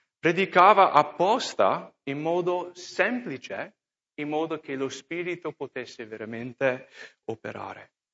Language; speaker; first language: Italian; non-native, fluent; English